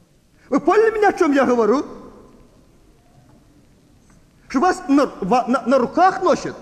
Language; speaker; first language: Russian; native; Russian